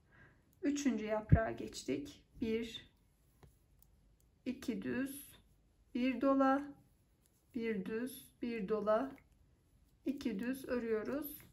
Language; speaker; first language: Turkish; native; Turkish